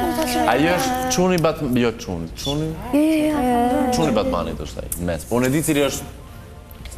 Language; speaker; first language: Albanian; native; Albanian